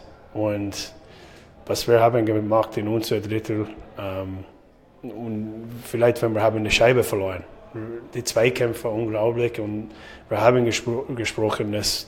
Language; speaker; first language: German; non-native, learner; English